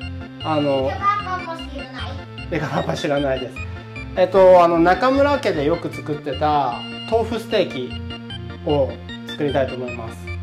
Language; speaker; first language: Japanese; native; Japanese